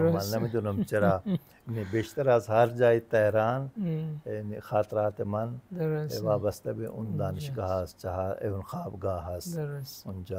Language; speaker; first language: Persian; non-native, fluent; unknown